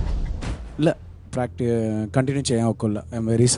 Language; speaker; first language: Malayalam; non-native, learner; Tamil